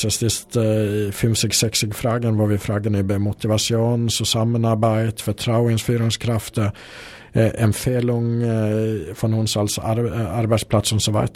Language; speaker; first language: German; non-native, fluent; Swedish